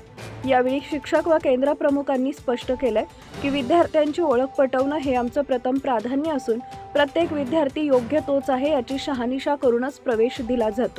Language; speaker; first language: Marathi; native; Marathi